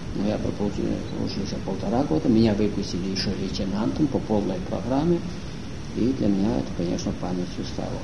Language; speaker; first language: Russian; non-native, local second language; Ukrainian